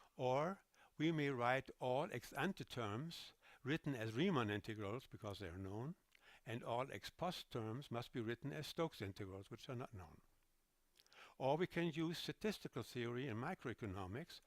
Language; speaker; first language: English; non-native, fluent; German